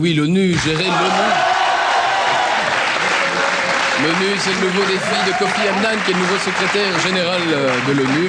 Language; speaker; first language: French; native; French